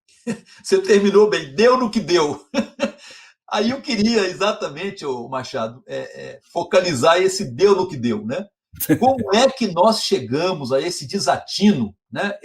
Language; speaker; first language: Portuguese; native; Portuguese